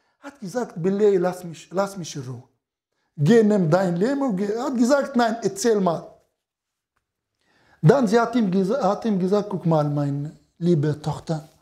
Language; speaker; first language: German; non-native, learner; Arabic